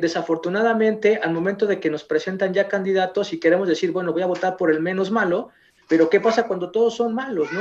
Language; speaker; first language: Spanish; native; Spanish